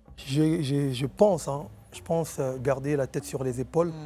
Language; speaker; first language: French; non-native, local second language; Lingala